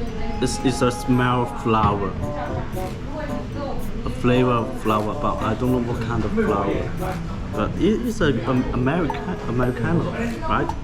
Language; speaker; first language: English; non-native, fluent; Chinese